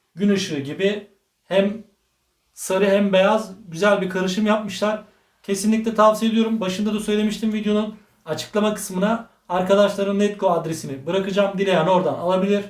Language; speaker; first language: Turkish; native; Turkish